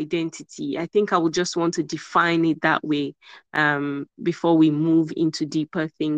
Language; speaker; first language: English; non-native, local second language; Yoruba